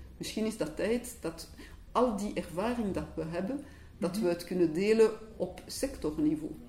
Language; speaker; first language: Dutch; non-native, local second language; French